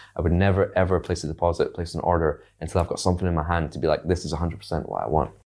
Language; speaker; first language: English; native; English